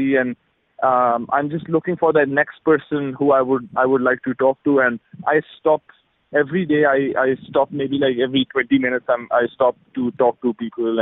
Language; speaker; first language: English; non-native, local second language; Urdu